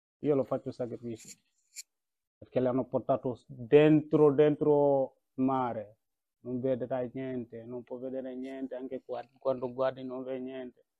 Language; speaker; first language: Italian; non-native, learner; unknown